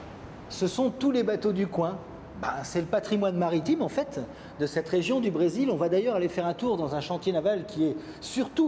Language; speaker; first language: French; native; French